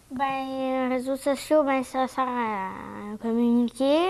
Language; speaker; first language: French; native; French